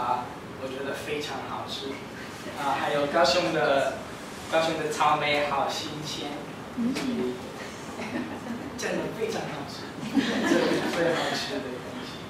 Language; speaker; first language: Chinese; non-native, learner; English